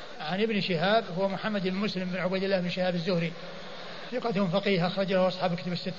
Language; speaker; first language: Arabic; native; Arabic